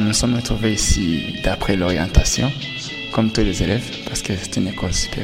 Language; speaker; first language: French; non-native, local second language; Rundi